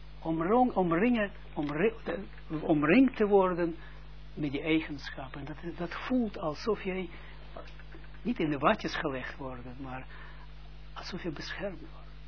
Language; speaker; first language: Dutch; non-native, fluent; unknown